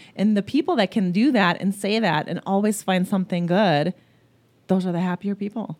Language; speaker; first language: English; early bilingual, other home language; German